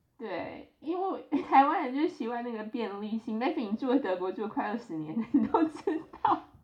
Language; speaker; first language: Chinese; native; Chinese